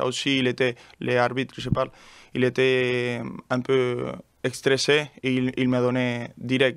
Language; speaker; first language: French; non-native, learner; Spanish